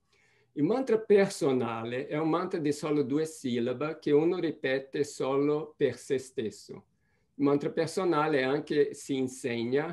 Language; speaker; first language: Italian; non-native, fluent; Portuguese